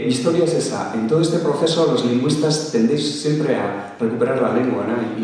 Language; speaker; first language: Spanish; native; Spanish